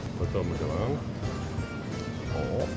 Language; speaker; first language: Russian; non-native, learner; Italian